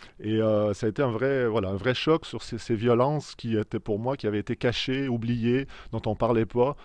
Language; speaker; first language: French; native; French